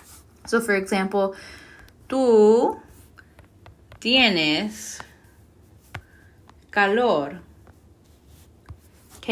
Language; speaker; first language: Spanish; non-native, fluent; English